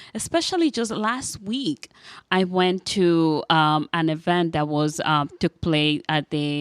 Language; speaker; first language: English; non-native, fluent; Spanish